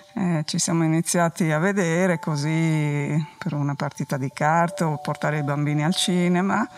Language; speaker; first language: Italian; non-native, local second language; Friulian